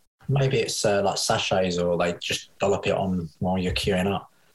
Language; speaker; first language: English; native; English